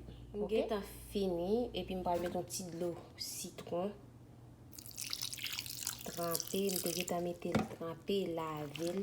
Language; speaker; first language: French; non-native, learner; Haitian Creole